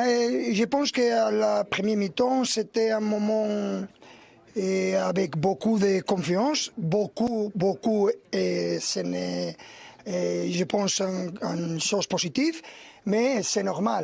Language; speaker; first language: French; non-native, learner; Spanish